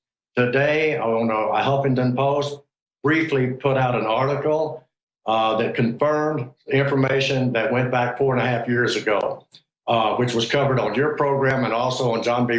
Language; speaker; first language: English; native; English